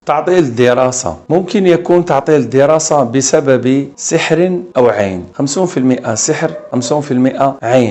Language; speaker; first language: Arabic; native; Arabic